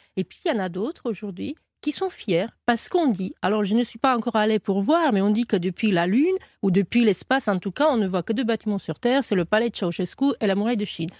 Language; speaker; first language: French; non-native, fluent; Romanian